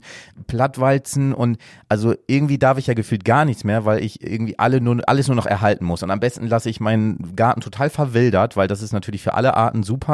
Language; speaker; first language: German; native; German